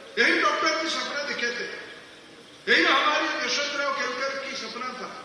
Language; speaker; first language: Hindi; non-native, local second language; Odia